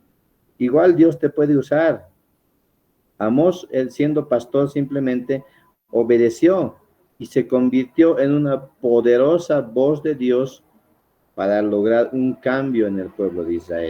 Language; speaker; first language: Spanish; native; Spanish